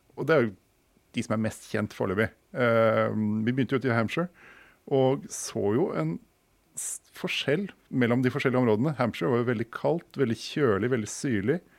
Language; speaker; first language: Norwegian; native; Norwegian